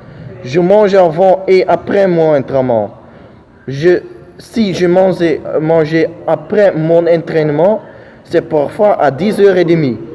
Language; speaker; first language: French; non-native, learner; Dutch